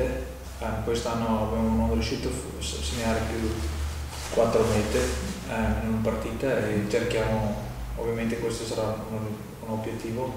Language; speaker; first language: Italian; non-native, fluent; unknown